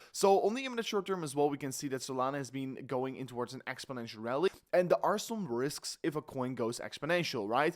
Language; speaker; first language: English; non-native, fluent; Dutch